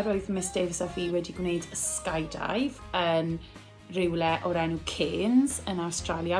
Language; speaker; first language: Welsh; native; Welsh